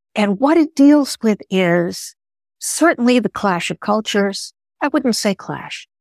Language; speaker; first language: English; early bilingual, other home language; Greek